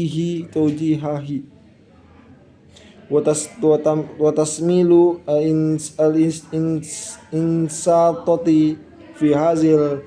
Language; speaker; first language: Arabic; non-native, learner; Indonesian